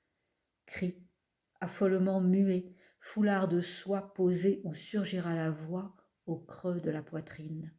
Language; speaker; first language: French; native; French